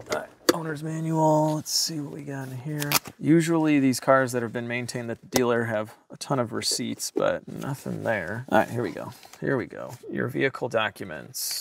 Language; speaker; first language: English; native; English